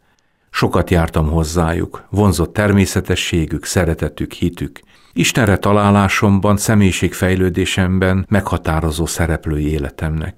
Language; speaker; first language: Hungarian; native; Hungarian